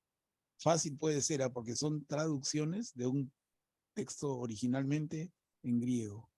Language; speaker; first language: Spanish; native; Spanish